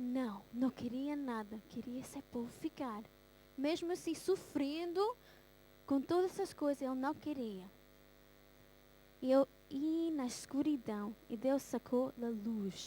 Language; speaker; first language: Portuguese; early bilingual, heritage; Portuguese